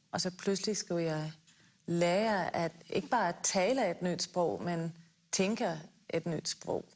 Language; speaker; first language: Danish; non-native, fluent; English